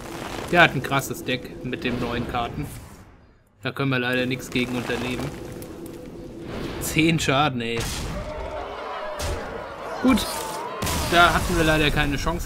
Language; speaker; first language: German; native; German